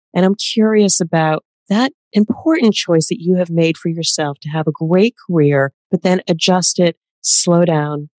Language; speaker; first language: English; native; English